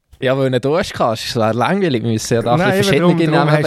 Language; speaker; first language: German; native; German